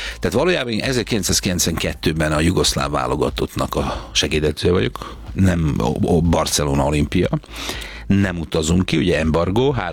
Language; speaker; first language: Hungarian; native; Hungarian